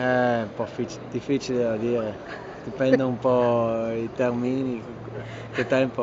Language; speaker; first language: Italian; non-native, learner; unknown